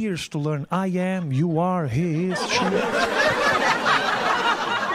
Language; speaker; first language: English; non-native, fluent; Portuguese